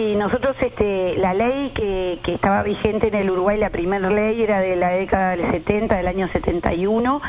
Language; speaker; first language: Spanish; native; Spanish